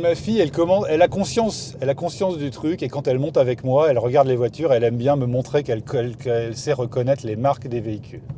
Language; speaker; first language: French; native; French